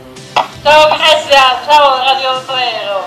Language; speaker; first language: Italian; native; Italian